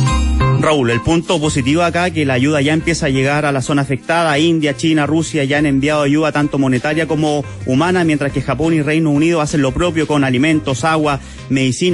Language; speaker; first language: Spanish; native; Spanish